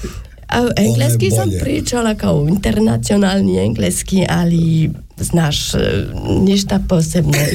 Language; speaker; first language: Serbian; non-native, learner; French